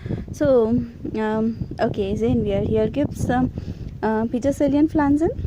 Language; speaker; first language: German; non-native, learner; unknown